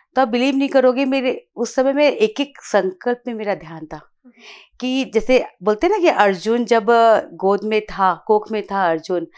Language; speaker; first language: Hindi; native; Hindi